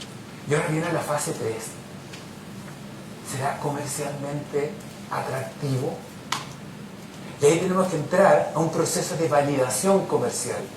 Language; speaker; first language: Spanish; native; Spanish